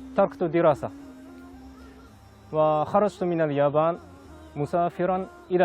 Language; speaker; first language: Arabic; non-native, fluent; Japanese